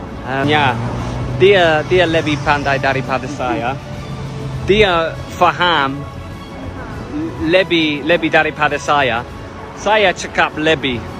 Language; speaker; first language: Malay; non-native, learner; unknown